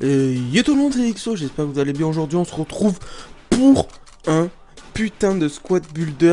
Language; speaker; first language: French; native; French